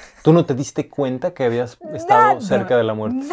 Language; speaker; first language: Spanish; native; Spanish